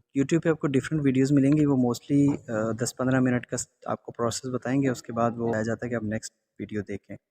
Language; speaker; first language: Urdu; non-native, local second language; Pahari-Potwari